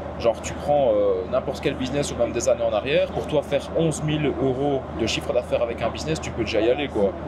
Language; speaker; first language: French; native; French